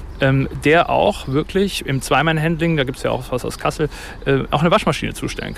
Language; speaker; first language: German; native; German